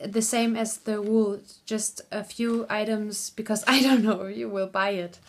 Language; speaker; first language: English; non-native, fluent; German